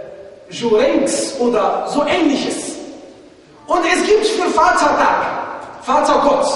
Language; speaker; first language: German; non-native, fluent; Arabic